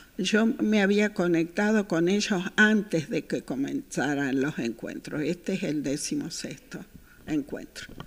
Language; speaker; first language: Spanish; native; Spanish